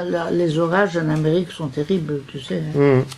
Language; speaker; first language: French; non-native, fluent; Italian